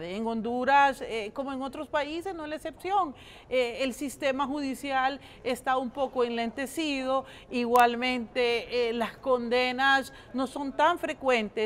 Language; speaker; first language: Spanish; native; Spanish